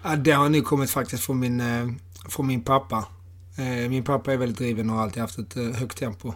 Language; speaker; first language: Swedish; native; Swedish